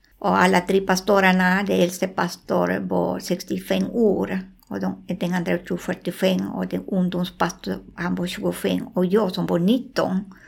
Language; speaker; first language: Swedish; non-native, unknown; Spanish